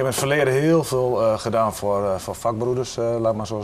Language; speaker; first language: Dutch; native; Dutch